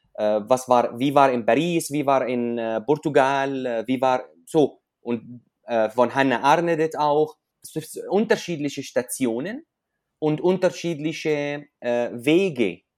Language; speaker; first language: German; non-native, fluent; Arabic